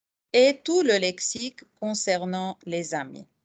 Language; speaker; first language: French; non-native, fluent; Arabic